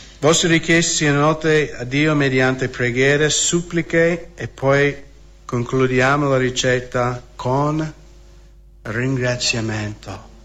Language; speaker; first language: Italian; non-native, fluent; English